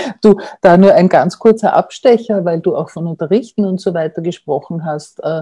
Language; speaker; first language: German; native; German